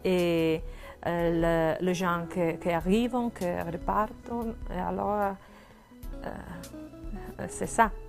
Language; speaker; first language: French; non-native, learner; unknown